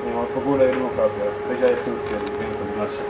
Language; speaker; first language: Polish; non-native, learner; Arabic